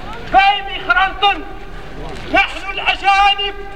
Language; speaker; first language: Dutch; non-native, fluent; Arabic